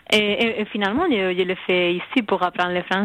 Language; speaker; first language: French; non-native, learner; Spanish